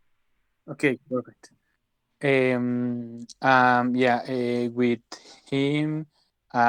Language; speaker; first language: English; non-native, learner; Spanish